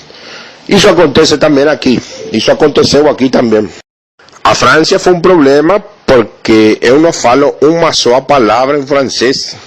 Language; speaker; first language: Portuguese; non-native, learner; Spanish